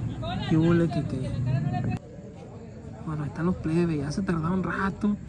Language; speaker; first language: Spanish; native; Spanish